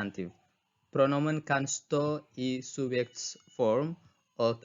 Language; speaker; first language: Swedish; non-native, fluent; Tigrinya